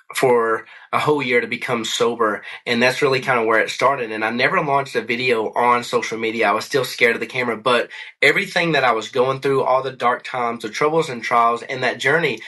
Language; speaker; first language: English; native; English